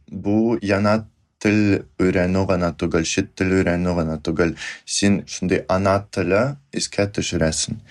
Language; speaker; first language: Tatar; non-native, fluent; Russian